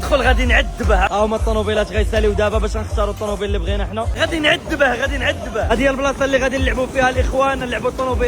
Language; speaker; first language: Arabic; native; Arabic